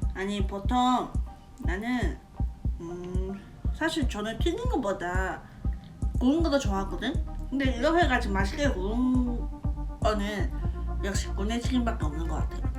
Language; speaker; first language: Korean; non-native, learner; Chinese